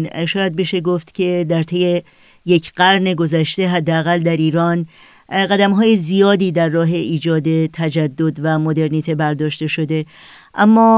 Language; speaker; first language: Persian; native; Persian